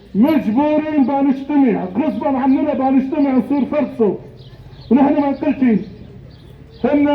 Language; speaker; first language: Arabic; native; Arabic